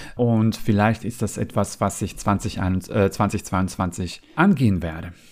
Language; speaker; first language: German; non-native, fluent; Macedonian